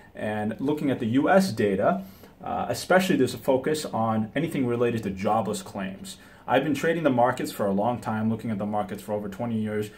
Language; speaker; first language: English; early bilingual, other home language; Japanese